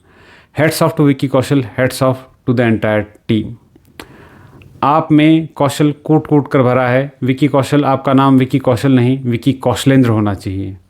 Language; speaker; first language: Hindi; native; Hindi